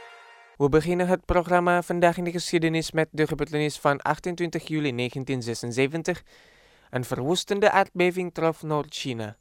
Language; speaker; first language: Dutch; non-native, fluent; Indonesian